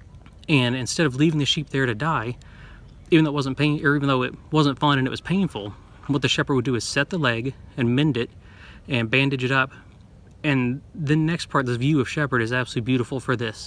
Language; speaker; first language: English; native; English